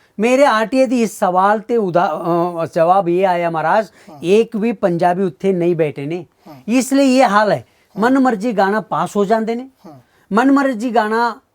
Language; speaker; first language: Punjabi; non-native, fluent; Marathi